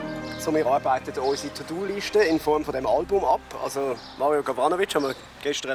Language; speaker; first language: German; native; German